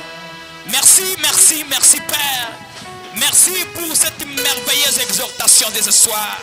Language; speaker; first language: French; non-native, local second language; Swahili